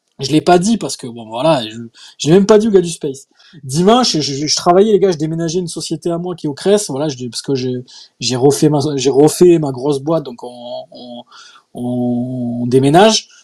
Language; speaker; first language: French; native; French